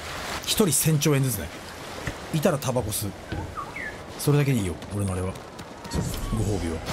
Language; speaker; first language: Japanese; native; Japanese